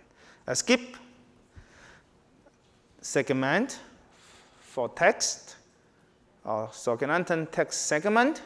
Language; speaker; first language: German; non-native, learner; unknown